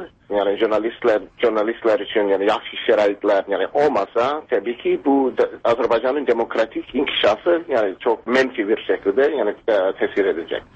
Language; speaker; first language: Turkish; non-native, fluent; English